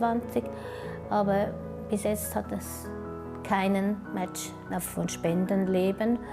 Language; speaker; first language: German; early bilingual, other home language; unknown